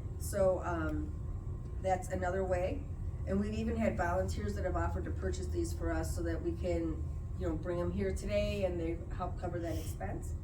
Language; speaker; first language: English; native; English